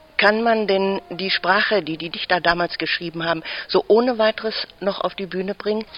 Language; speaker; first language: German; native; German